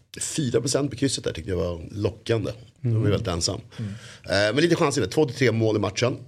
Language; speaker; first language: Swedish; native; Swedish